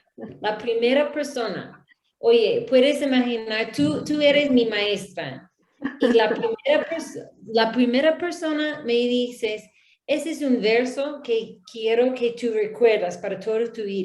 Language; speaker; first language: Spanish; non-native, learner; English